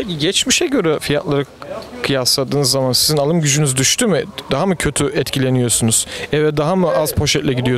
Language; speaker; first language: Turkish; native; Turkish